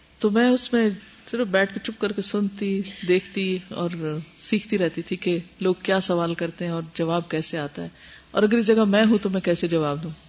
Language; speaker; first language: Urdu; native; Urdu